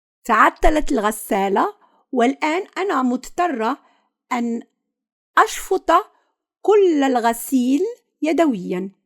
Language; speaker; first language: Arabic; native; Arabic